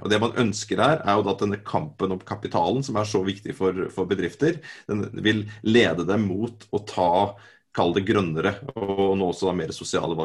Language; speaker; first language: Norwegian; native; Norwegian